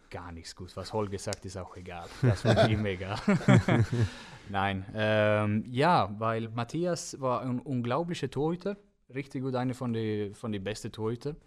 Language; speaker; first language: German; non-native, fluent; Swedish